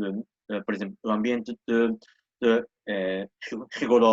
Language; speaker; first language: Portuguese; non-native, learner; Japanese